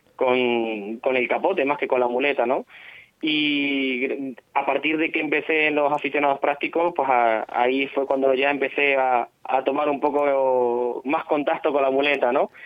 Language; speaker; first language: Spanish; native; Spanish